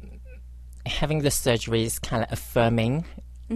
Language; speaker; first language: English; non-native, local second language; Cantonese